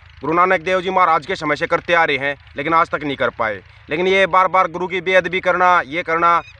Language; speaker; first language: Hindi; non-native, local second language; Punjabi